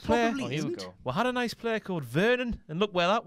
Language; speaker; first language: English; native; English